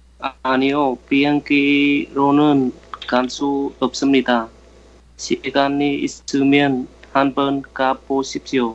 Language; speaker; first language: Korean; non-native, learner; Vietnamese